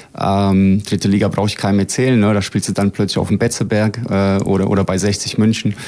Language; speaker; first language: German; early bilingual, other home language; Bosnian